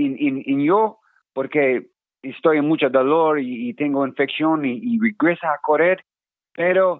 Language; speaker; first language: Spanish; non-native, learner; English